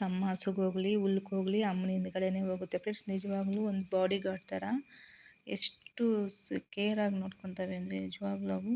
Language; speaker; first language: Kannada; non-native, local second language; Telugu